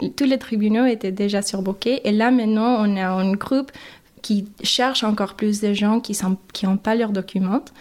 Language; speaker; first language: French; non-native, fluent; English